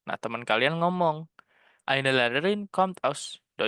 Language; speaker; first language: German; non-native, fluent; Indonesian